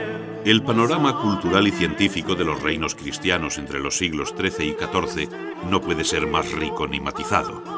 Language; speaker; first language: Spanish; native; Spanish